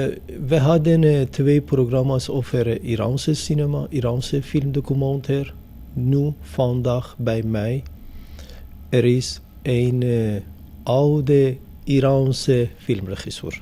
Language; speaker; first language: Dutch; non-native, learner; Persian